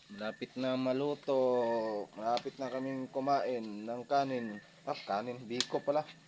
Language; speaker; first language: Filipino; non-native, local second language; Cebuano